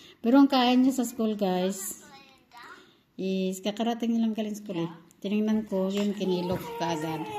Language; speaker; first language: Filipino; non-native, local second language; Cebuano